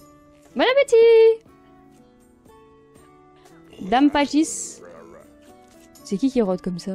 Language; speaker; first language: French; native; French